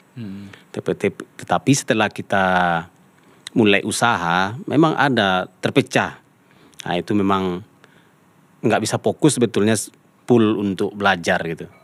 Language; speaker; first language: Indonesian; non-native, local second language; Minangkabau